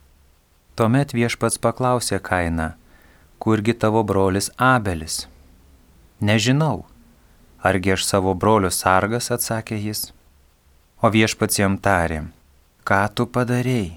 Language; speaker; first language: Lithuanian; native; Lithuanian